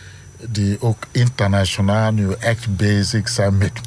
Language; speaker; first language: Dutch; non-native, learner; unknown